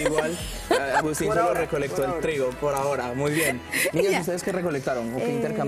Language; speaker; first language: Spanish; native; Spanish